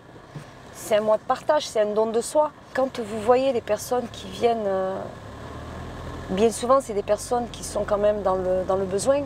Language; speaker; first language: French; native; French